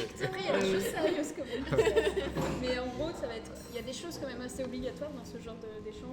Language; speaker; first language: French; native; French